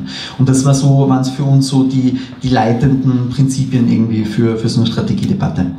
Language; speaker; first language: German; native; German